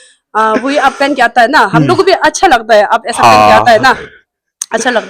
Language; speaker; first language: Hindi; non-native, local second language; Tibetan